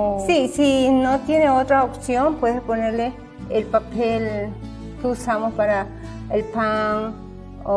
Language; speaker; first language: Portuguese; non-native, learner; Spanish